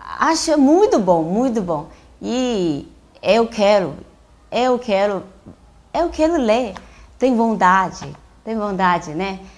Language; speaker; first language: Portuguese; non-native, learner; Chinese